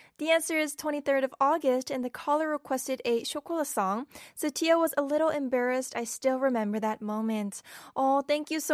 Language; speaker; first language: English; non-native, fluent; Korean